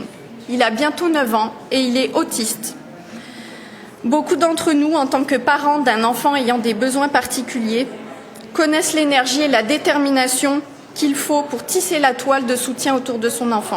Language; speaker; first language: French; native; French